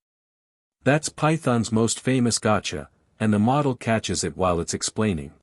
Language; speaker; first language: English; native; English